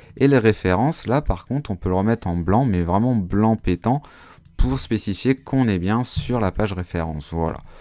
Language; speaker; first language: French; native; French